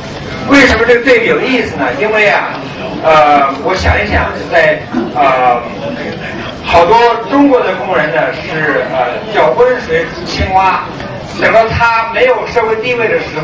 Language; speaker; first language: Chinese; early bilingual, other home language; English